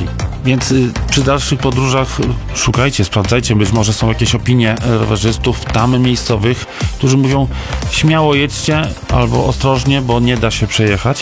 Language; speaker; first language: Polish; native; Polish